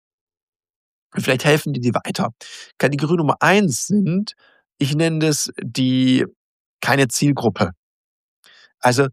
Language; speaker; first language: German; native; German